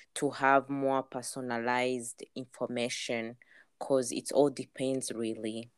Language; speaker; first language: English; non-native, local second language; Kinyarwanda